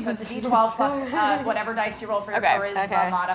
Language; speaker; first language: English; native; English